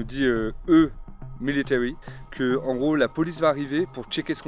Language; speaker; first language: French; native; French